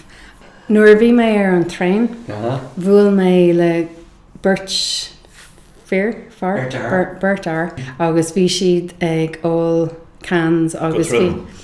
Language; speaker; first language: Irish; non-native, learner; English